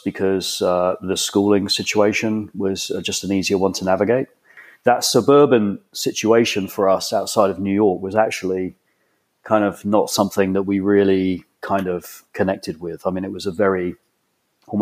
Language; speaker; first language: English; native; English